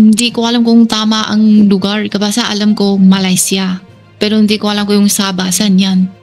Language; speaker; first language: Filipino; non-native, learner; Chinese